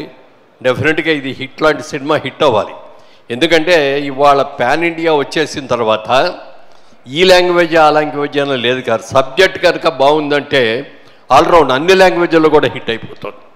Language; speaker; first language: Telugu; native; Telugu